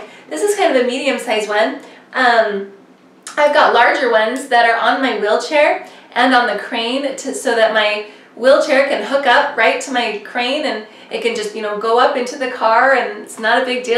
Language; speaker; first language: English; native; English